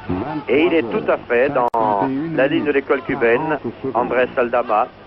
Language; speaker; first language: French; native; French